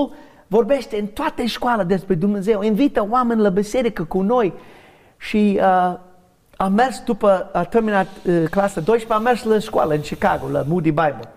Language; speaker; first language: Romanian; non-native, learner; English